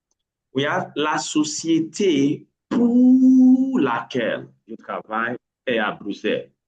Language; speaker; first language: French; non-native, learner; English